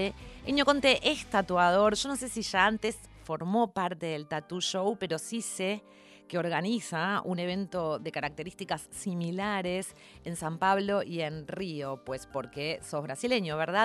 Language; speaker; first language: Spanish; native; Spanish